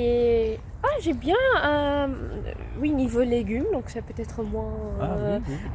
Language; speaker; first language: French; non-native, fluent; Dutch